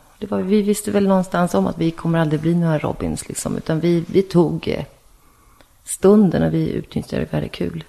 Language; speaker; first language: Swedish; native; Swedish